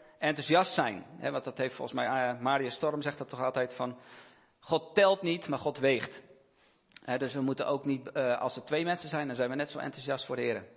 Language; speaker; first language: Dutch; native; Dutch